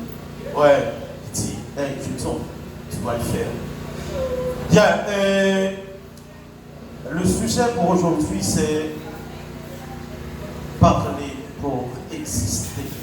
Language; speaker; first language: French; non-native, local second language; Haitian Creole